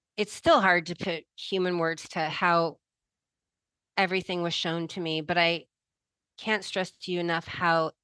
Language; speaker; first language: English; native; English